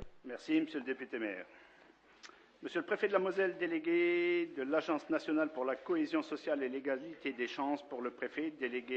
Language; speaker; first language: French; native; French